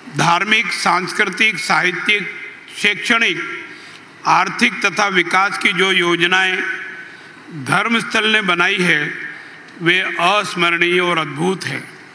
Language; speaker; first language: Hindi; native; Hindi